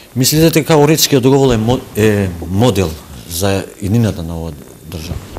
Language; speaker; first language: Macedonian; non-native, local second language; Albanian